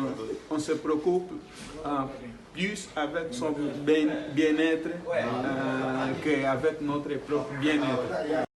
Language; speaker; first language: French; non-native, fluent; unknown